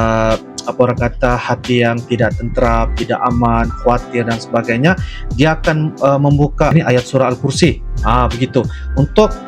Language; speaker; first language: Indonesian; non-native, local second language; Malay